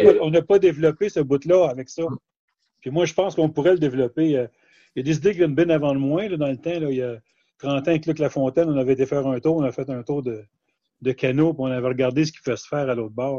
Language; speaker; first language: French; native; French